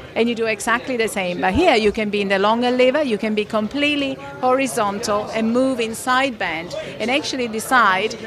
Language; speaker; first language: English; non-native, fluent; Italian